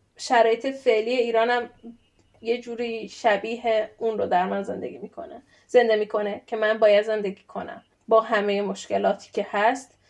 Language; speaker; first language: Persian; native; Persian